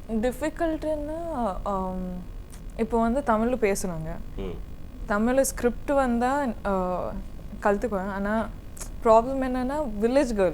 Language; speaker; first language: Tamil; non-native, learner; Kannada